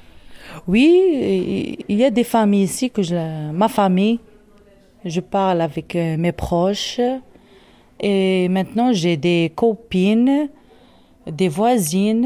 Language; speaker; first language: French; non-native, learner; Arabic